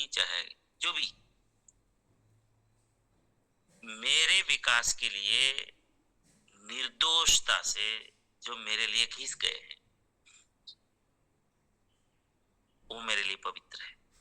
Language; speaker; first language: Hindi; native; Hindi